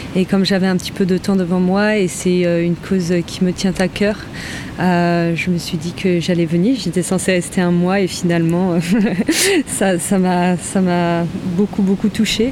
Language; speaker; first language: French; native; French